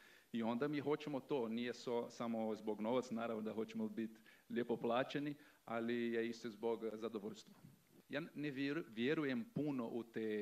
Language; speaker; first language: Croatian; non-native, learner; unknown